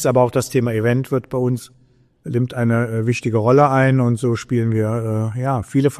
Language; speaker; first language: German; native; German